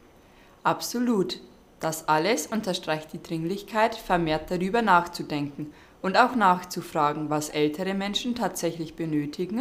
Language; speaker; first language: German; native; German